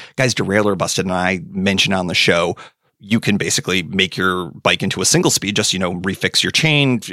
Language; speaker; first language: English; native; English